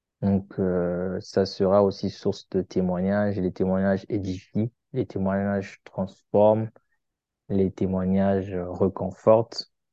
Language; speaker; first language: French; non-native, local second language; Lingala